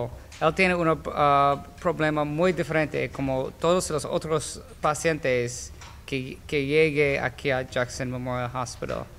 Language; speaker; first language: Spanish; non-native, learner; English